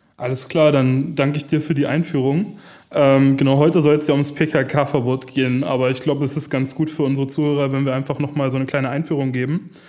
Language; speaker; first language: German; native; German